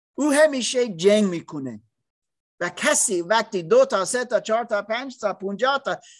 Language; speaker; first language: Persian; non-native, learner; English